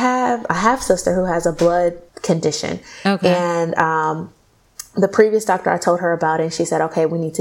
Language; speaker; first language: English; native; English